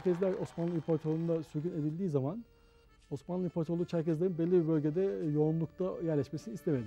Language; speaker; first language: Turkish; native; Turkish